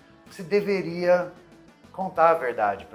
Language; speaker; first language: Portuguese; non-native, fluent; English